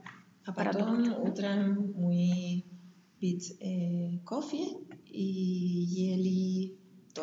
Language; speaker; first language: Russian; non-native, learner; German